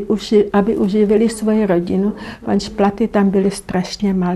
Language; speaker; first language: Czech; non-native, local second language; German